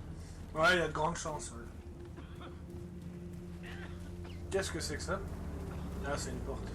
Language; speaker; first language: French; native; French